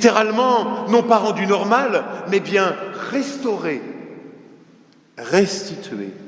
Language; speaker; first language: French; native; French